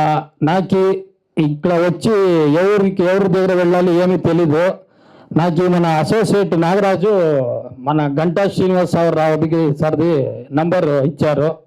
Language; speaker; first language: Telugu; non-native, learner; Kannada